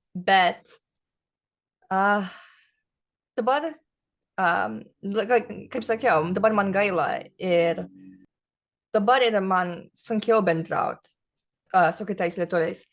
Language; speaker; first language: Lithuanian; early bilingual, heritage; English